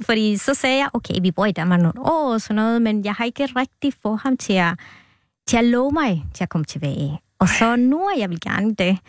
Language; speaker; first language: Danish; non-native, fluent; Spanish